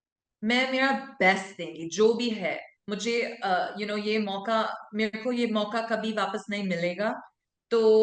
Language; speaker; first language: Hindi; non-native, local second language; English